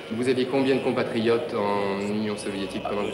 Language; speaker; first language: French; native; French